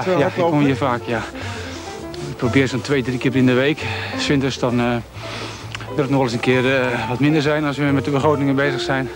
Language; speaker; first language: Dutch; native; Dutch